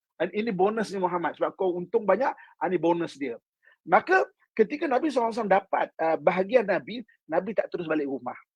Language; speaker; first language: Malay; native; Malay